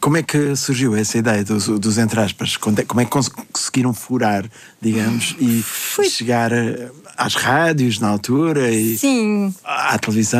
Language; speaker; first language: Portuguese; native; Portuguese